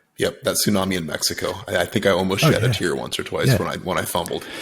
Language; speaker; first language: English; native; English